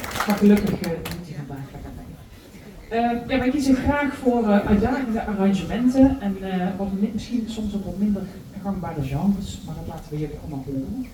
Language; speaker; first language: Dutch; native; Dutch